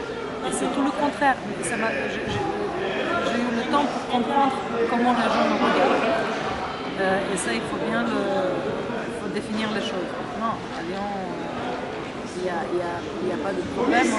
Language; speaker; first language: French; non-native, fluent; Serbian